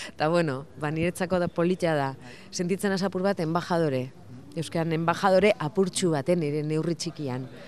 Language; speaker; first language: Basque; non-native, local second language; Spanish